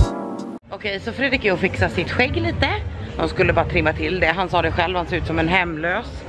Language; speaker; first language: Swedish; native; Swedish